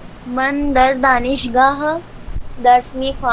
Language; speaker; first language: Persian; non-native, learner; Urdu